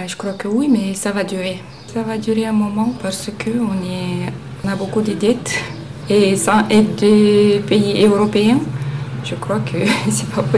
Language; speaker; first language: French; non-native, learner; Romanian